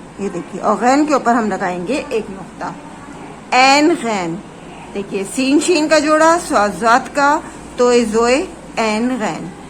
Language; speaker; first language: Hindi; native; Hindi